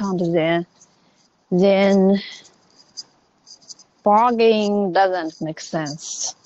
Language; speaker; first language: English; non-native, learner; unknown